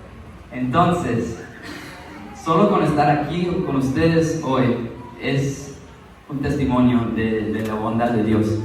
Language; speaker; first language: Spanish; early bilingual, heritage; Spanish